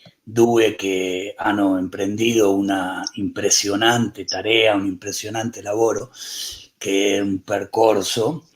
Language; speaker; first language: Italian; non-native, learner; Spanish